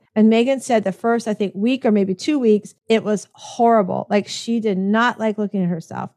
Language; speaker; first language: English; native; English